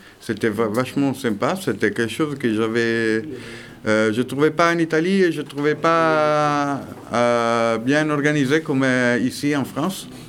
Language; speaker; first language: French; non-native, fluent; Italian